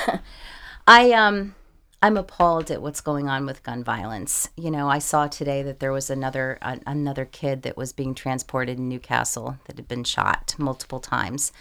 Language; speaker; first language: English; native; English